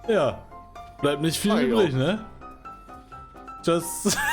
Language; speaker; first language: German; native; German